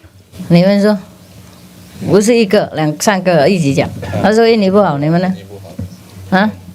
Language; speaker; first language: Chinese; non-native, fluent; Vietnamese